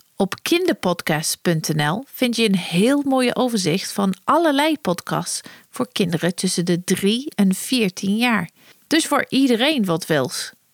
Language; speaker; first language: Dutch; non-native, fluent; English